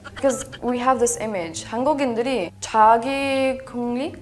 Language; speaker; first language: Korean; non-native, learner; English